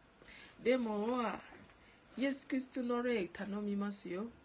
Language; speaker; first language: Japanese; non-native, learner; Ganda